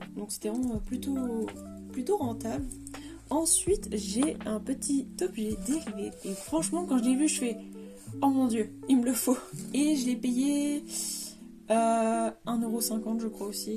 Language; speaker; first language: French; native; French